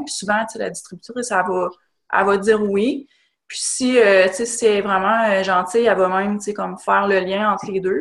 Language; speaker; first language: French; native; French